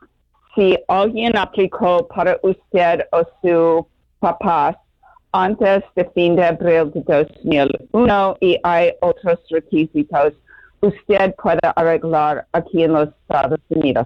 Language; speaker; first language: Spanish; non-native, fluent; English